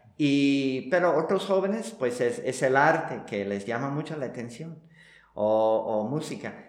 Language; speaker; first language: Spanish; non-native, fluent; English